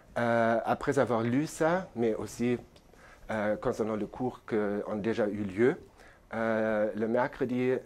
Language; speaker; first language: French; non-native, fluent; German